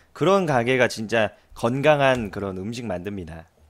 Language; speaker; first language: Korean; native; Korean